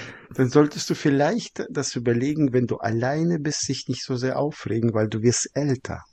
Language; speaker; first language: German; non-native, fluent; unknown